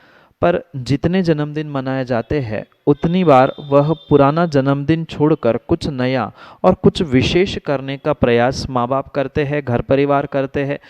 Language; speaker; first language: Hindi; native; Hindi